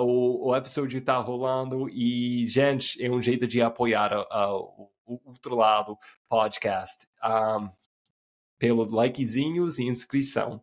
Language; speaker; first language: Portuguese; non-native, fluent; English